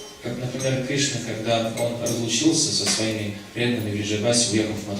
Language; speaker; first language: Russian; native; Russian